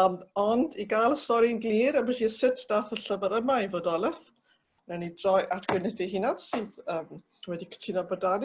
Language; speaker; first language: Welsh; native; Welsh